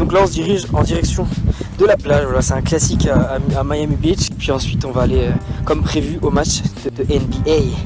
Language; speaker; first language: French; native; French